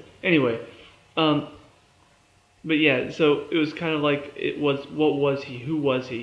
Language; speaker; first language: English; native; English